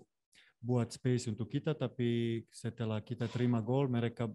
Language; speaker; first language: Indonesian; non-native, fluent; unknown